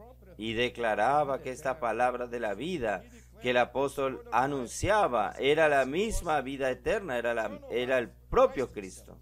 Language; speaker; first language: Spanish; non-native, fluent; Portuguese